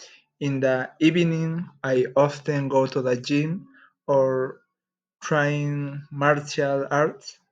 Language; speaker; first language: English; non-native, learner; Spanish